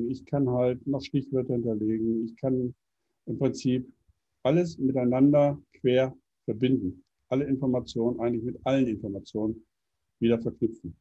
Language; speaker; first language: German; native; German